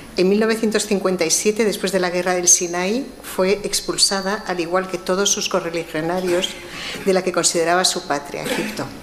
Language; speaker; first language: Spanish; native; Spanish